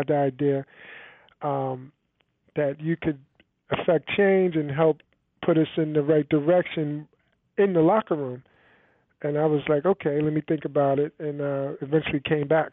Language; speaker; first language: English; native; English